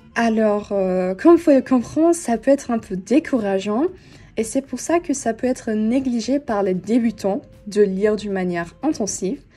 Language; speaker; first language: French; non-native, fluent; Turkish